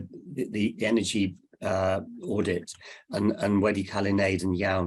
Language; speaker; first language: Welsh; non-native, learner; English